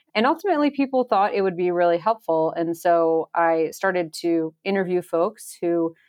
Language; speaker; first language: English; native; English